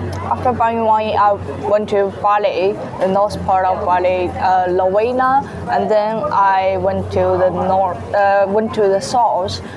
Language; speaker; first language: English; non-native, learner; Chinese